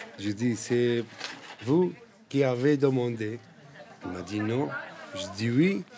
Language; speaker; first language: French; non-native, learner; Arabic